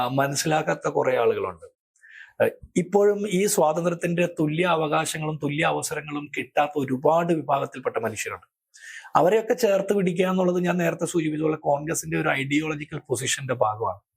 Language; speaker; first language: Malayalam; native; Malayalam